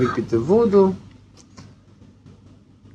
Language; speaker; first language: Russian; non-native, fluent; Persian